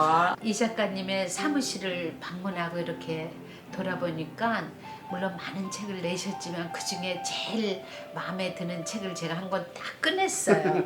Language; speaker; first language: Korean; native; Korean